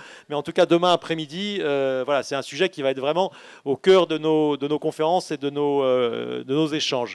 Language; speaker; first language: French; native; French